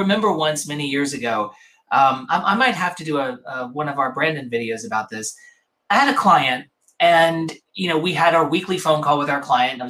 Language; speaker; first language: English; native; English